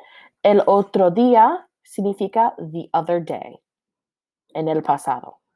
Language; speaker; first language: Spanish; non-native, fluent; English